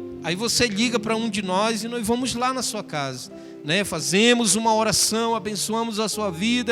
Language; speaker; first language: Portuguese; native; Portuguese